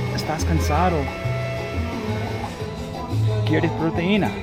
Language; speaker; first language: Spanish; non-native, learner; English